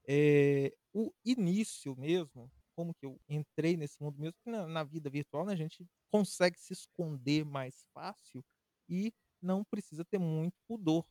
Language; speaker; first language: Portuguese; native; Portuguese